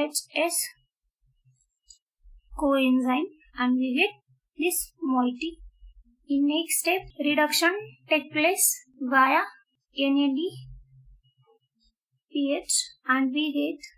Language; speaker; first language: English; non-native, local second language; Marathi